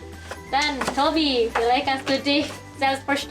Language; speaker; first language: German; non-native, learner; Indonesian